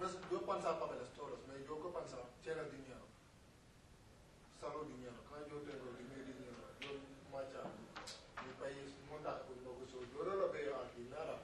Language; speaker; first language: Spanish; non-native, learner; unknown